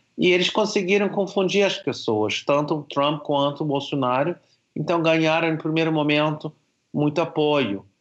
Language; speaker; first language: Portuguese; non-native, fluent; English